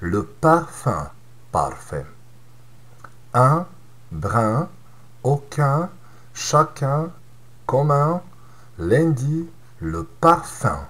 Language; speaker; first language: French; non-native, fluent; Serbian